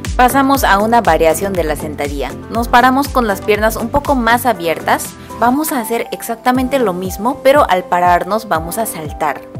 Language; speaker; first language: Spanish; non-native, fluent; Korean